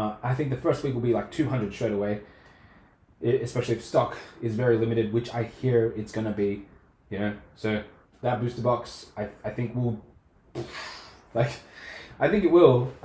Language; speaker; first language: English; native; English